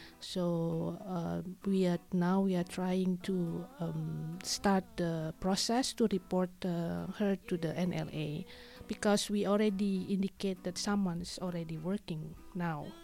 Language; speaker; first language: English; non-native, fluent; Indonesian